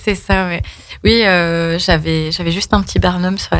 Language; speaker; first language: French; native; French